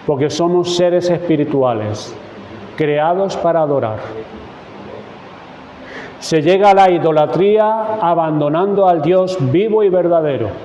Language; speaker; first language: Spanish; native; Spanish